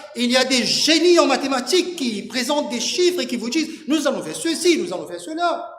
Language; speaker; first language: French; non-native, local second language; Morisyen